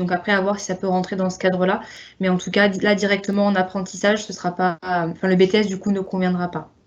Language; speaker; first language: French; native; French